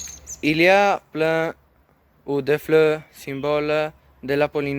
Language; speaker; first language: French; non-native, learner; Italian